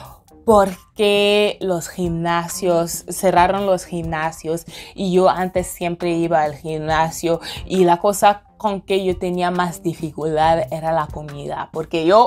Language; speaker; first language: Spanish; non-native, fluent; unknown